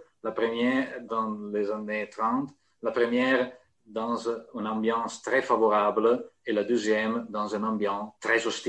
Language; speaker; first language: French; non-native, fluent; Italian